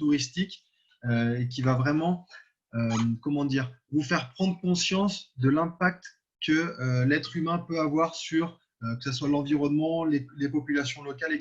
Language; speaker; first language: French; native; French